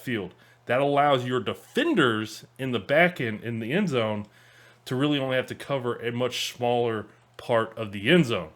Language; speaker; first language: English; native; English